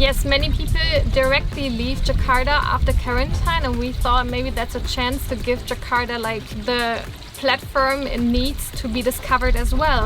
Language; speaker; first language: English; non-native, fluent; German